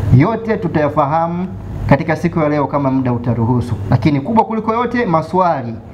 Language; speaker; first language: Swahili; native; Swahili